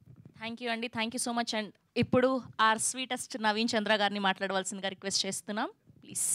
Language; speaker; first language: Telugu; native; Telugu